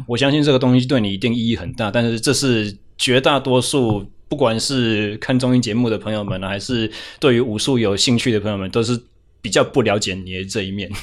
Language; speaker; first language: Chinese; native; Chinese